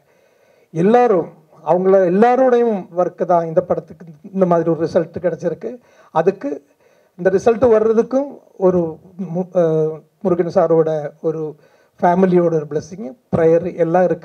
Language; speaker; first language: Tamil; non-native, fluent; Malayalam